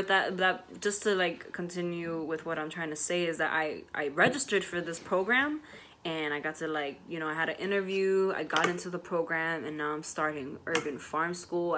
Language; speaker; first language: English; native; English